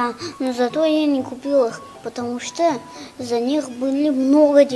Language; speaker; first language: Russian; non-native, local second language; Tajik